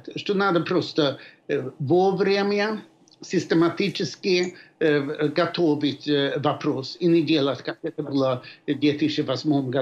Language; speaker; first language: Russian; non-native, fluent; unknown